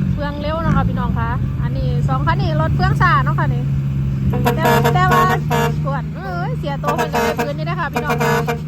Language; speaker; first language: Thai; non-native, local second language; Northeastern Thai